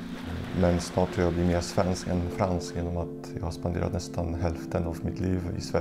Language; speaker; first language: Swedish; non-native, fluent; Polish